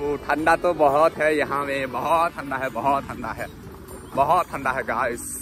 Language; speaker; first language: Hindi; non-native, local second language; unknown